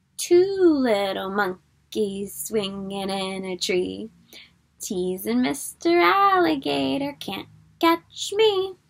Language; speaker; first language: English; native; English